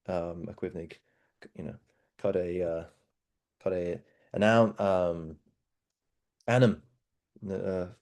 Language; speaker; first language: Irish; non-native, learner; English